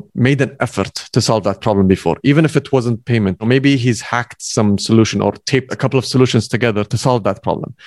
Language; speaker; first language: English; non-native, fluent; Arabic